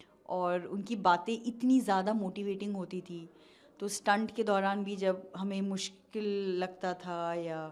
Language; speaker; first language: Hindi; native; Hindi